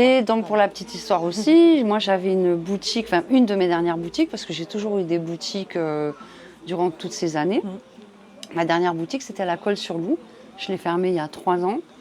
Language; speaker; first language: French; native; French